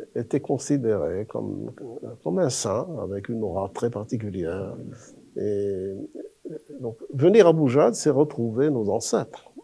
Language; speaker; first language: French; non-native, local second language; Arabic